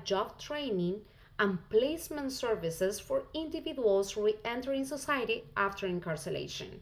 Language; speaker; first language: English; non-native, fluent; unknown